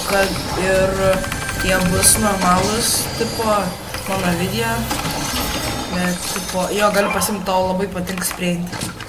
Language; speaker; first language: Lithuanian; early bilingual, heritage; Lithuanian